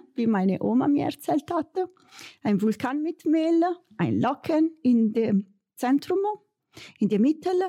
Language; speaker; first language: German; non-native, fluent; Italian